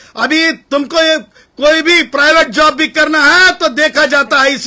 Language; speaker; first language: Hindi; non-native, local second language; Marathi